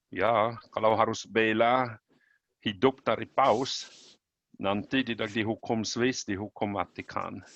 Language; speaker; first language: Indonesian; non-native, learner; German